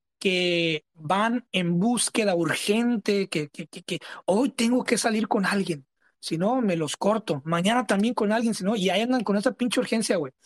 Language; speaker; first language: Spanish; early bilingual, heritage; Spanish